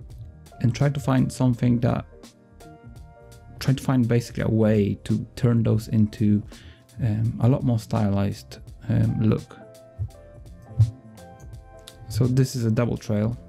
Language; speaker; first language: English; non-native, fluent; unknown